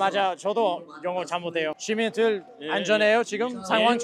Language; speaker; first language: Korean; non-native, fluent; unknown